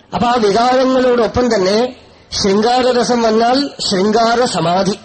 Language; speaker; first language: Malayalam; non-native, local second language; Tamil